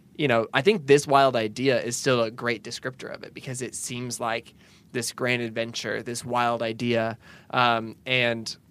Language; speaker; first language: English; native; English